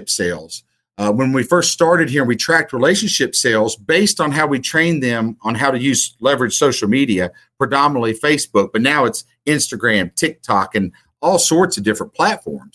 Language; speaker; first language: English; native; English